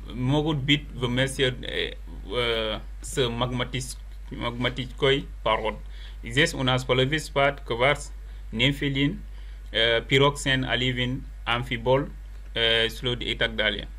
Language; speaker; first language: Russian; non-native, learner; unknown